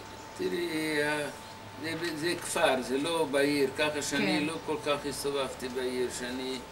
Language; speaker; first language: Hebrew; non-native, fluent; Hungarian